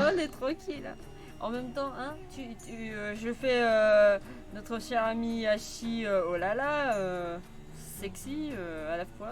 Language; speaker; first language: French; native; French